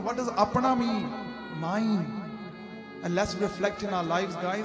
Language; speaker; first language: English; early bilingual, other home language; Punjabi